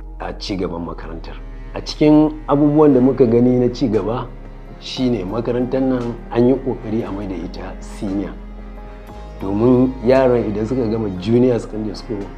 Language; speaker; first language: Hausa; native; Hausa